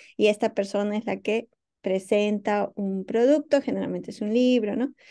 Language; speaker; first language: Spanish; native; Spanish